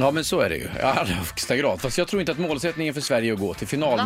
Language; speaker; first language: Swedish; native; Swedish